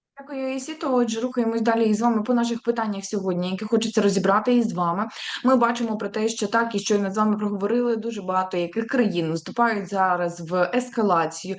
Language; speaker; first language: Ukrainian; native; Ukrainian